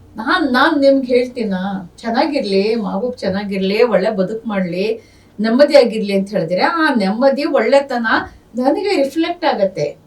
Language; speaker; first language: Kannada; non-native, local second language; Urdu